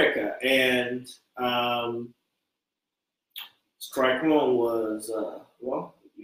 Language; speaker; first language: English; non-native, local second language; Igbo